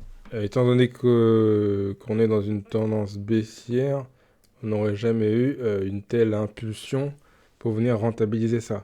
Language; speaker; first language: French; native; French